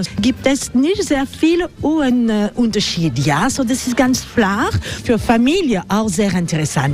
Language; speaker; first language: German; non-native, fluent; French